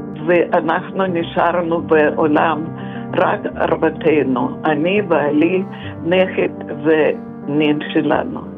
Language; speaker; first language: Hebrew; non-native, fluent; Russian